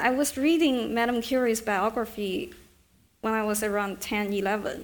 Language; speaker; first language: English; non-native, fluent; Chinese